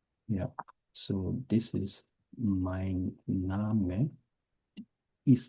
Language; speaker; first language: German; non-native, fluent; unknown